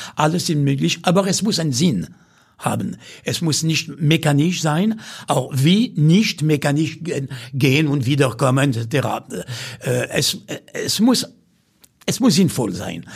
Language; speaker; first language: German; non-native, fluent; French